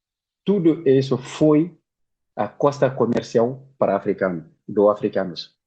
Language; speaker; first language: Portuguese; non-native, learner; Bambara